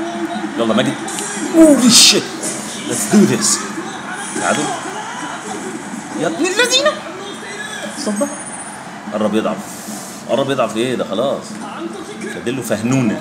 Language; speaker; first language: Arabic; native; Arabic